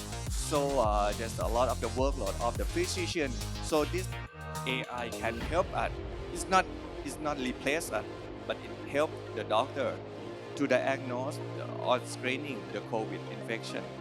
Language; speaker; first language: English; non-native, learner; Thai